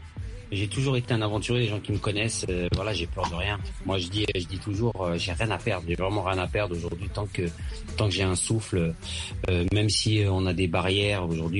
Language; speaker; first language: French; early bilingual, other home language; Arabic